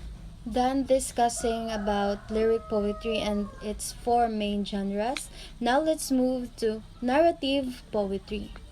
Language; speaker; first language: English; non-native, fluent; Filipino